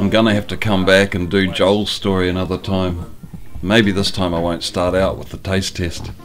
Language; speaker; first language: English; native; English